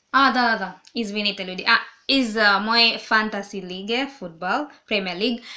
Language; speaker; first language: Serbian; non-native, learner; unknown